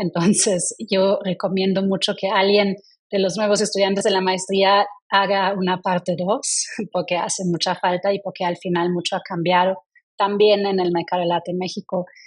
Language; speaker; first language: Spanish; non-native, fluent; German